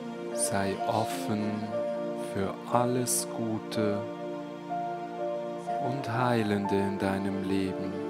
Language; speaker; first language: German; native; German